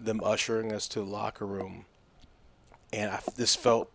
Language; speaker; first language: English; native; English